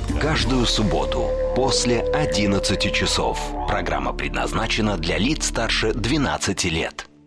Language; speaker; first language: Russian; native; Russian